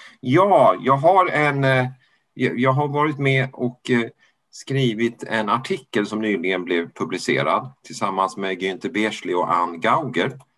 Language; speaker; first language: Swedish; native; Swedish